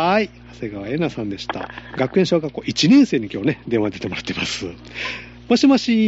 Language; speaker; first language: Japanese; native; Japanese